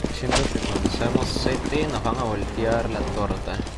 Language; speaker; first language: Spanish; native; Spanish